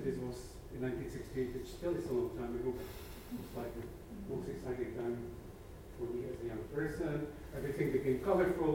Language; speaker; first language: English; non-native, fluent; Czech